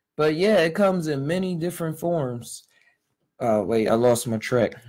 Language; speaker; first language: English; native; English